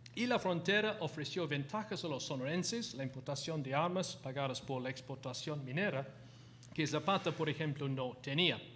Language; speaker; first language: Spanish; non-native, fluent; English